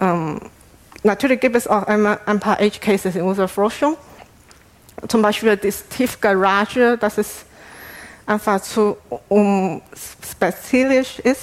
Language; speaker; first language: German; non-native, fluent; Chinese